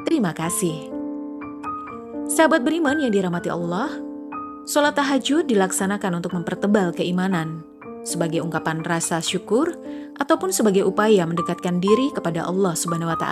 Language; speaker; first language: Indonesian; native; Indonesian